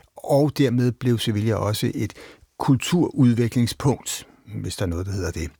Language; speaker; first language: Danish; native; Danish